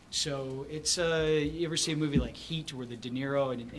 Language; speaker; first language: English; native; English